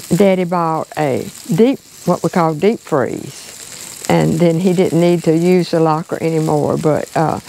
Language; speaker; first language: English; native; English